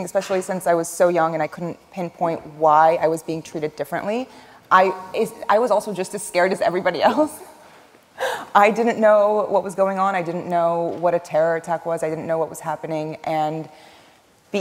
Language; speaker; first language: English; early bilingual, other home language; Arabic